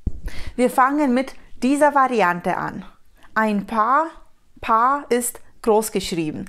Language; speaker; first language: German; non-native, fluent; Romanian